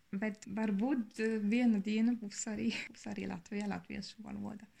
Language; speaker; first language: Latvian; non-native, learner; German